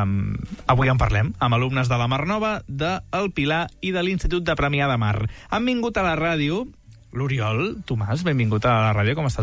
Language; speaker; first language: Catalan; native; Catalan